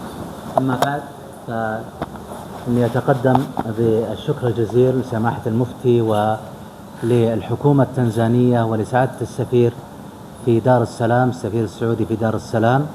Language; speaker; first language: Arabic; native; Arabic